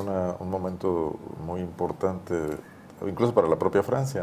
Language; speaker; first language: Spanish; native; Spanish